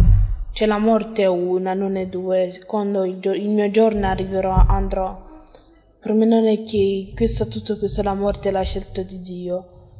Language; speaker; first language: Italian; non-native, fluent; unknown